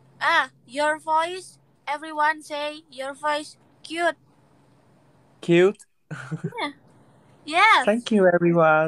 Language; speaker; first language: English; non-native, learner; Vietnamese